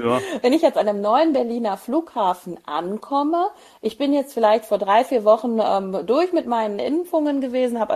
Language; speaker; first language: German; native; German